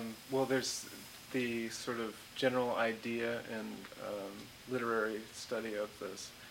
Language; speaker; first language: English; native; English